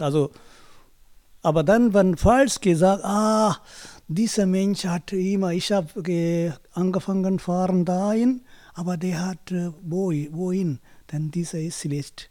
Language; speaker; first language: German; non-native, learner; Tamil